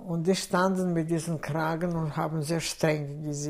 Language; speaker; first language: German; non-native, fluent; Russian